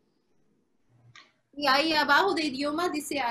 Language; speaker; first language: Spanish; non-native, fluent; Korean